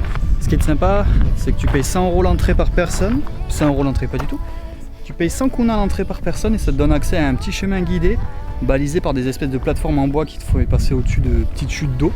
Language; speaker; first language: French; native; French